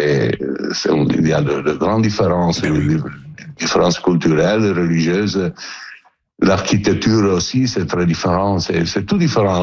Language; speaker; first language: French; non-native, learner; Italian